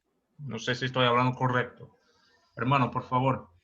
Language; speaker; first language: Spanish; non-native, learner; Portuguese